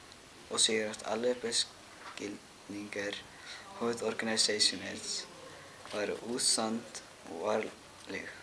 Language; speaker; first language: Danish; non-native, learner; Icelandic